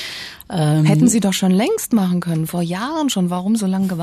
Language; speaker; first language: German; native; German